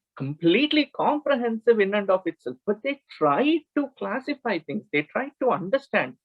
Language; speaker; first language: English; non-native, local second language; Kannada